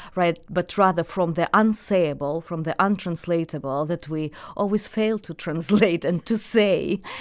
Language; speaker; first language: English; non-native, fluent; Russian